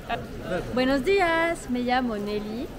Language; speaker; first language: Spanish; non-native, learner; French